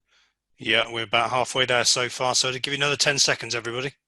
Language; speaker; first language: English; native; English